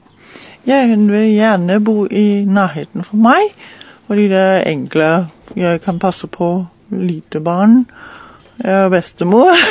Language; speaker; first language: Norwegian; non-native, learner; German